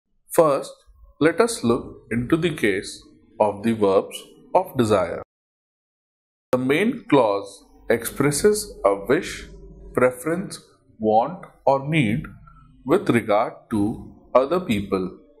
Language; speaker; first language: English; non-native, local second language; Hindi